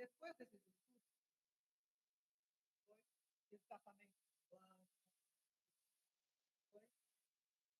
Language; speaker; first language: Spanish; non-native, learner; Portuguese